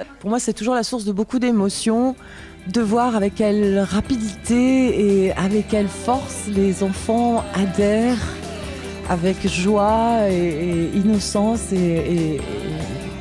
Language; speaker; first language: French; native; French